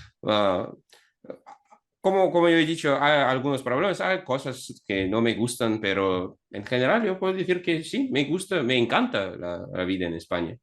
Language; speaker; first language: Spanish; non-native, fluent; Russian